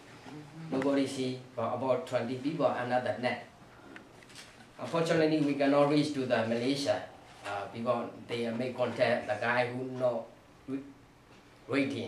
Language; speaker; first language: English; non-native, learner; Burmese